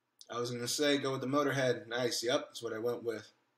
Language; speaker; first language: English; native; English